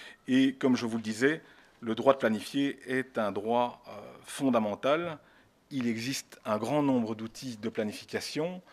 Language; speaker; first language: French; native; French